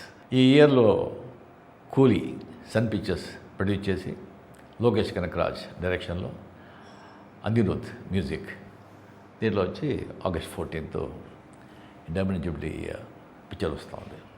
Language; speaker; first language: Telugu; non-native, fluent; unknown